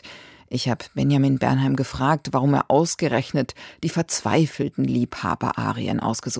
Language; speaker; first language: German; native; German